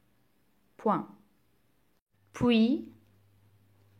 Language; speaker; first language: French; non-native, local second language; Arabic